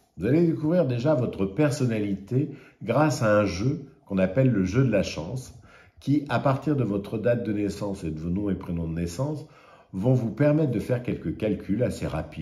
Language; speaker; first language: French; native; French